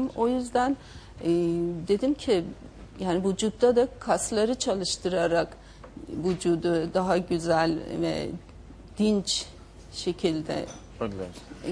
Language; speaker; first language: Turkish; non-native, fluent; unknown